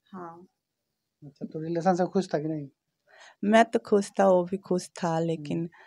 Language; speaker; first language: Hindi; non-native, local second language; Bangla